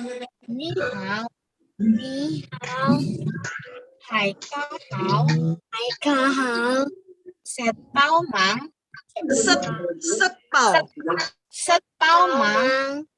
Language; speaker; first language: Chinese; non-native, learner; Indonesian